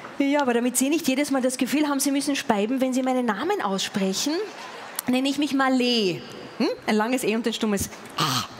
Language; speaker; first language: German; native; German